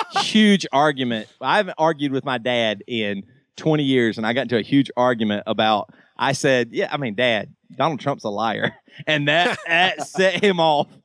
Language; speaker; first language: English; native; English